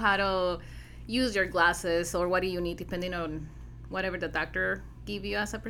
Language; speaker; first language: English; non-native, fluent; Spanish